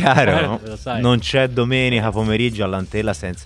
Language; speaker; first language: Italian; native; Italian